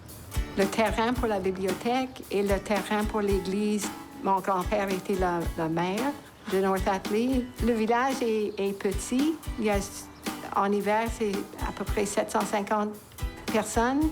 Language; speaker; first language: French; non-native, local second language; English